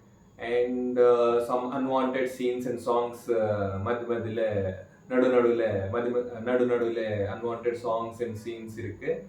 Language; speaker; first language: Tamil; non-native, learner; Malayalam